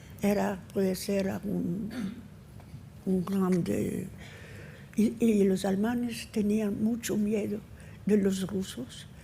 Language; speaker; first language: Spanish; early bilingual, heritage; Ladino